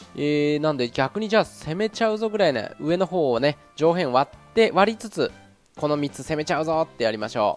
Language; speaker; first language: Japanese; native; Japanese